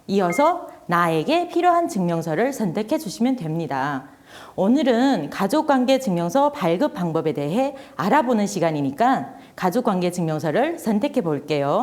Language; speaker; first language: Korean; non-native, fluent; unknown